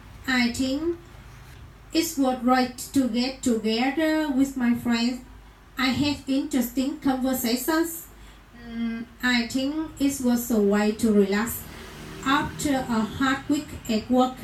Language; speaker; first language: English; non-native, learner; Vietnamese